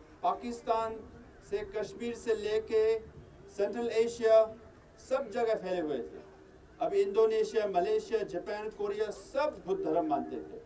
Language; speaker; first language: Hindi; non-native, learner; Tibetan